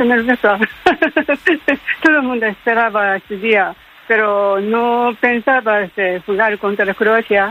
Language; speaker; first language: Spanish; non-native, learner; Japanese